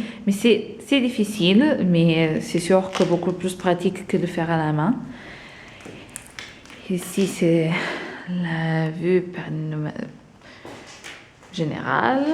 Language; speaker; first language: French; non-native, fluent; Portuguese